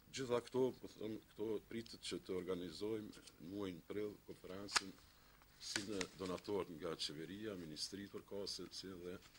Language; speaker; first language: Albanian; native; Albanian